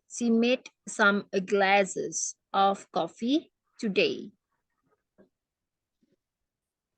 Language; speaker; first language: English; non-native, fluent; Indonesian